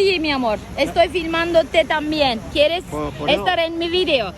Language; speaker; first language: Spanish; non-native, learner; Turkish